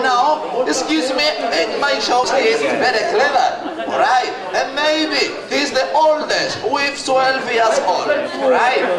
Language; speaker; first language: English; non-native, learner; Spanish